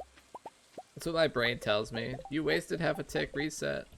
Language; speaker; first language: English; native; English